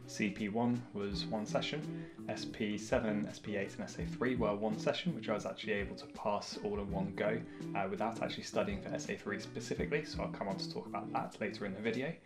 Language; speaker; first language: English; native; English